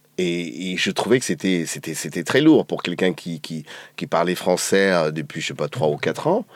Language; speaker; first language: French; non-native, fluent; Portuguese